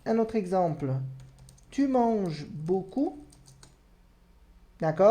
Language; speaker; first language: French; non-native, fluent; Portuguese